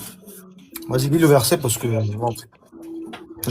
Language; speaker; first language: French; native; French